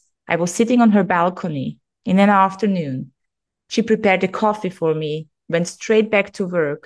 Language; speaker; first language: English; non-native, fluent; German